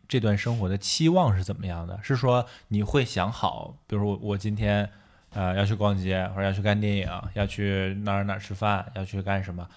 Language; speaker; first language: Chinese; native; Chinese